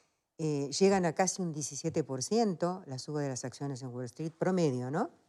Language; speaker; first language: Spanish; native; Spanish